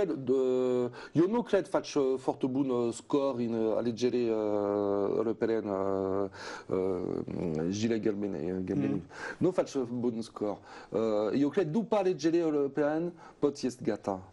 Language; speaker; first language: Romanian; non-native, learner; French